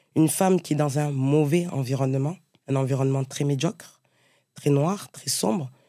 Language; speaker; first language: French; native; French